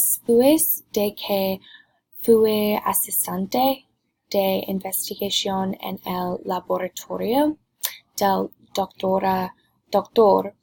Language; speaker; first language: Spanish; non-native, learner; English